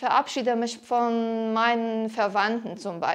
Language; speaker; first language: German; non-native, fluent; Polish